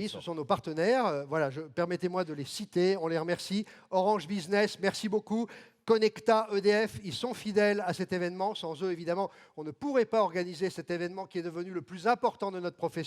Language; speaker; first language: French; native; French